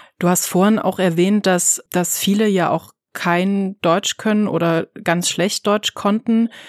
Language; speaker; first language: German; native; German